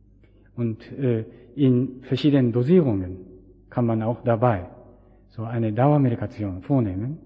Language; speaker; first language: German; non-native, fluent; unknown